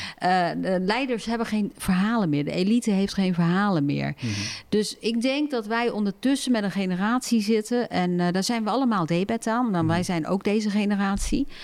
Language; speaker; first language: Dutch; early bilingual, other home language; Turkish